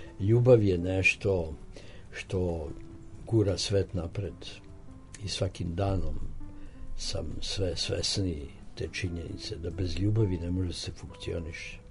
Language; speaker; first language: Serbian; native; Serbian